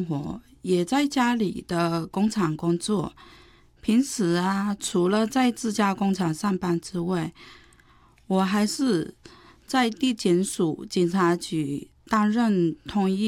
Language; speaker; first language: Chinese; non-native, fluent; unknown